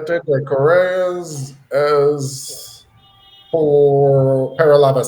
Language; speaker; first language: Spanish; non-native, learner; English